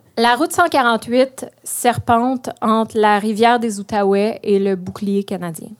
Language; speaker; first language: French; native; French